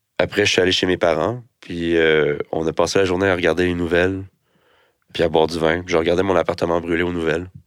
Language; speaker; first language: French; native; French